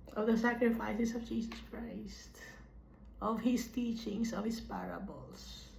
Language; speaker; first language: English; non-native, local second language; Filipino